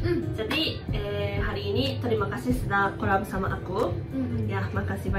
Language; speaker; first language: Indonesian; non-native, fluent; Japanese